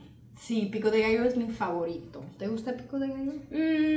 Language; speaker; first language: Spanish; early bilingual, heritage; Spanish